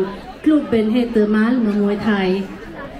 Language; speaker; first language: Swedish; non-native, fluent; Thai